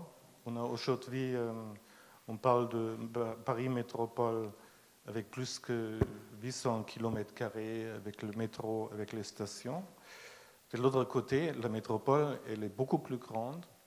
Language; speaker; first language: French; non-native, fluent; German